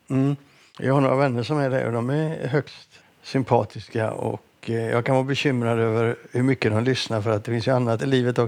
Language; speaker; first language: Swedish; native; Swedish